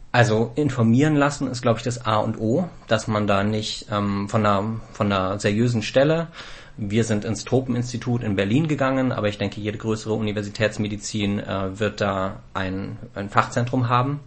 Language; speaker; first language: German; native; German